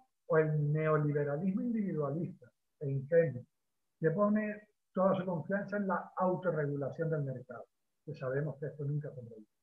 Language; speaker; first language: Spanish; native; Spanish